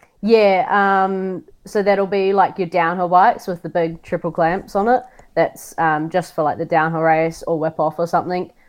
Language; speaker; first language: English; native; English